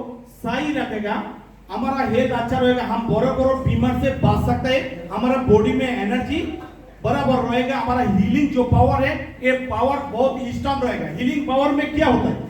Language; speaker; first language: Hindi; non-native, local second language; Bangla